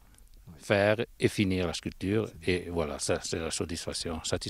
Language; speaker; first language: French; non-native, local second language; Italian